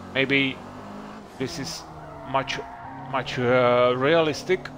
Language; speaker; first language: English; non-native, learner; Czech